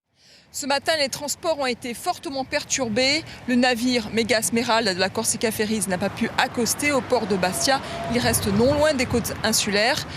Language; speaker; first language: French; native; French